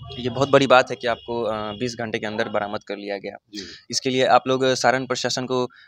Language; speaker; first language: Hindi; native; Hindi